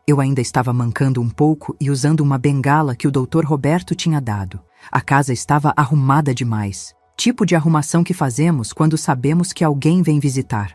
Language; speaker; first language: Portuguese; native; Portuguese